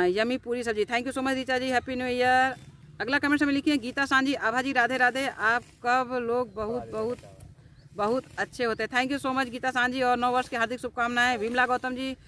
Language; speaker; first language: Hindi; native; Hindi